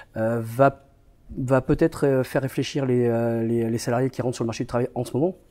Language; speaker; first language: French; native; French